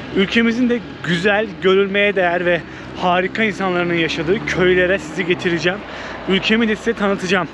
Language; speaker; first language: Turkish; native; Turkish